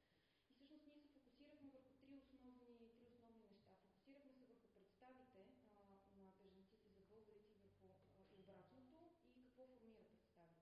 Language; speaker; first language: Bulgarian; native; Bulgarian